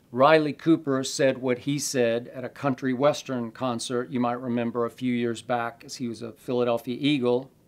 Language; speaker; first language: English; native; English